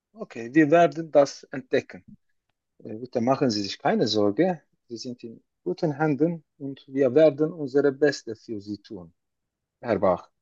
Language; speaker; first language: German; non-native, learner; Turkish